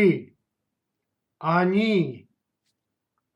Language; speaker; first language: English; non-native, fluent; Russian